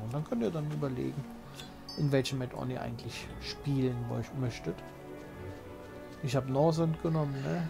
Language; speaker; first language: German; native; German